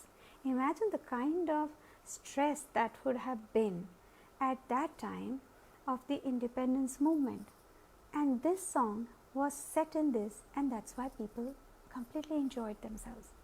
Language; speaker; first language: English; non-native, local second language; Hindi